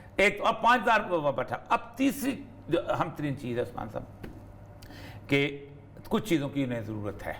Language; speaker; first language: Urdu; non-native, local second language; Pashto